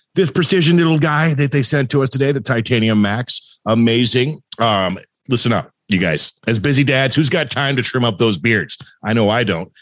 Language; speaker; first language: English; native; English